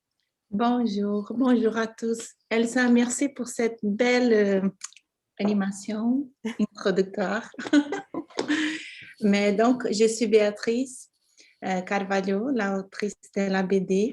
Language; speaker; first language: French; non-native, fluent; Portuguese